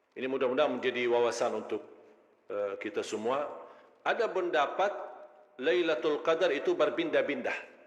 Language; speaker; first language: Malay; non-native, fluent; Arabic